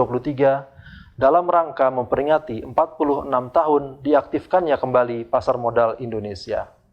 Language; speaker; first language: Indonesian; native; Indonesian